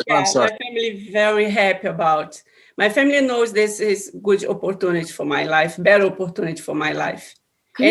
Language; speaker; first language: English; non-native, learner; Portuguese